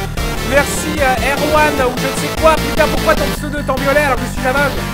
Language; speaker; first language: French; native; French